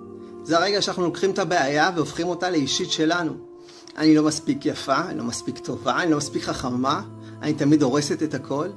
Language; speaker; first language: Hebrew; native; Hebrew